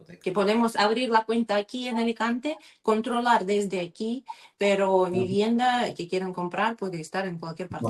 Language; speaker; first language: Spanish; non-native, learner; Russian